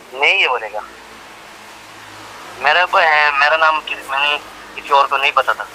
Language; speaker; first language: Hindi; non-native, local second language; Malayalam